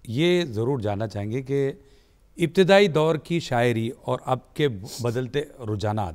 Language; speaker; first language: Urdu; native; Urdu